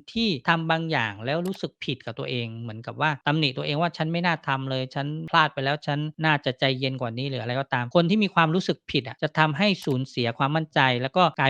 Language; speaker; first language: Thai; native; Thai